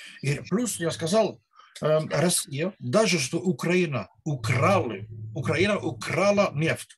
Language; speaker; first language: Russian; non-native, learner; Dutch